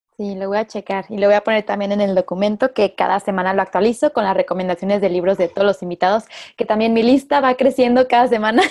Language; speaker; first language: Spanish; native; Spanish